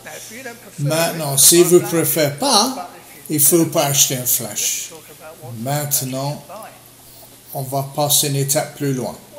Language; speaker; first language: French; non-native, learner; English